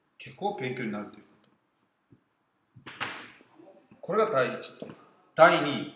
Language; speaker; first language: Japanese; non-native, fluent; Korean